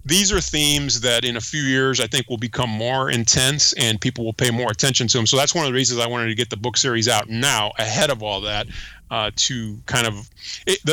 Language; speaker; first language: English; early bilingual, other home language; Spanish